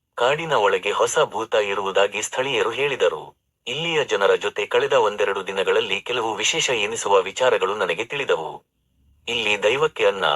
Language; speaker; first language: Kannada; native; Kannada